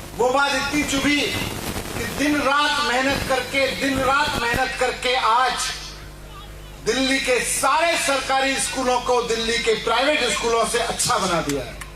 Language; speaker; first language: Hindi; native; Hindi